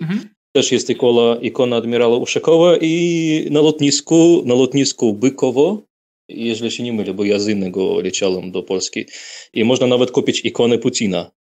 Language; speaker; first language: Polish; non-native, fluent; Russian